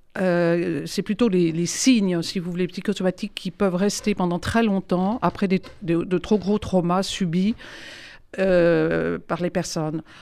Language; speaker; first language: French; native; French